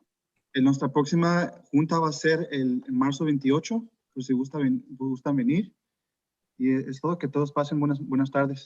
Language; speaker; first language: Spanish; early bilingual, heritage; Spanish